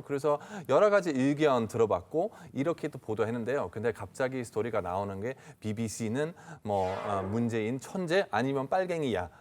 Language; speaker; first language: Korean; non-native, fluent; German